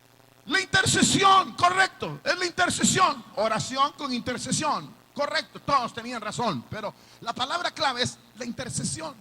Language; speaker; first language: Spanish; native; Spanish